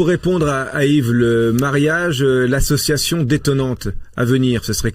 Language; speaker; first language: French; native; French